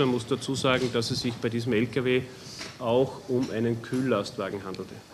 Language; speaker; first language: German; native; German